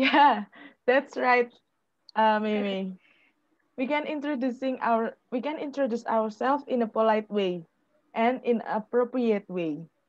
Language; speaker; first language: English; non-native, fluent; Indonesian